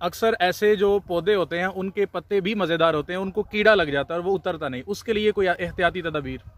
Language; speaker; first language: Urdu; non-native, local second language; Punjabi